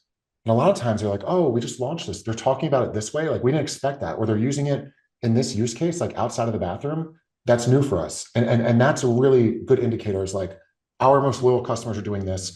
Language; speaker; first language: English; native; English